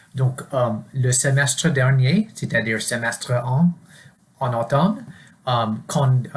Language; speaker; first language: French; non-native, fluent; English